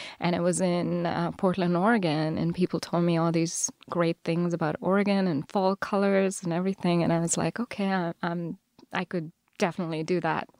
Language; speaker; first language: English; non-native, local second language; Telugu